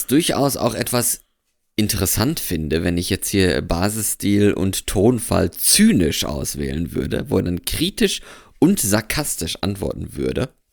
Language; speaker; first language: German; native; German